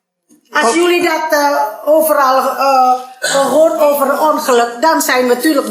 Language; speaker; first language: Dutch; non-native, learner; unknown